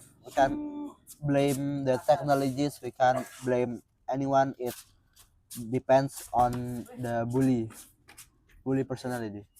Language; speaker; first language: English; non-native, fluent; Indonesian